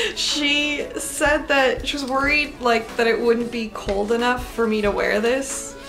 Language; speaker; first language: English; native; English